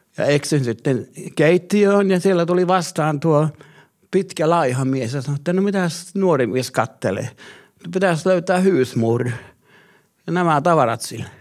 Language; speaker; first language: Finnish; native; Finnish